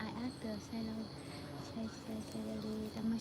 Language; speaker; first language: English; non-native, learner; Vietnamese